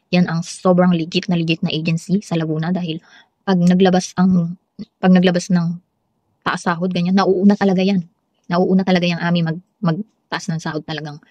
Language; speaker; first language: Filipino; native; Filipino